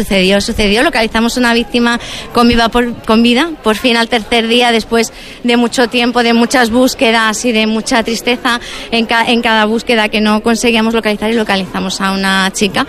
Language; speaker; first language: Spanish; native; Spanish